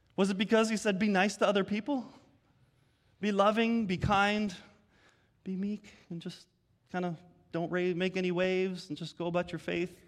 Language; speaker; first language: English; native; English